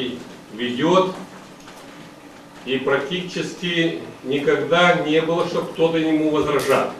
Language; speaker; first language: Russian; native; Russian